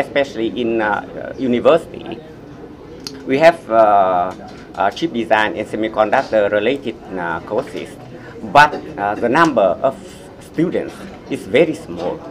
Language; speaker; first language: English; non-native, fluent; Vietnamese